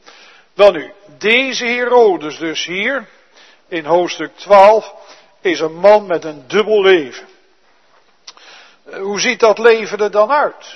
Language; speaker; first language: Dutch; native; Dutch